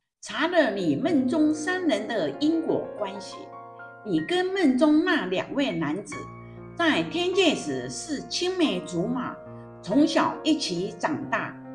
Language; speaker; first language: Chinese; native; Chinese